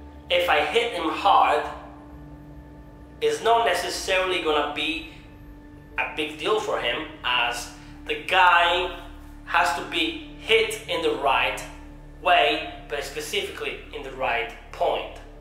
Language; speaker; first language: English; non-native, fluent; Italian